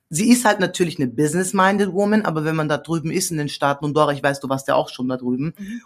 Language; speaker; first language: German; early bilingual, other home language; Central Kurdish